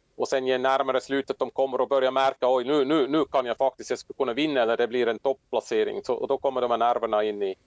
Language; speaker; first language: Swedish; non-native, fluent; Swiss German